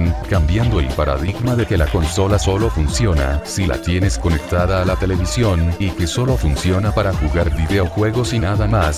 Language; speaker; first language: Spanish; native; Spanish